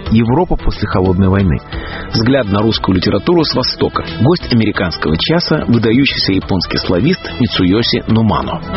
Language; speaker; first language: Russian; native; Russian